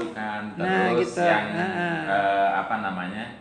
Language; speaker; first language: Indonesian; native; Indonesian